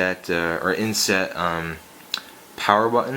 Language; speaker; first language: English; native; English